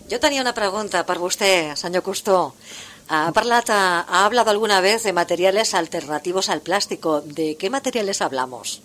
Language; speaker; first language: Spanish; non-native, local second language; Catalan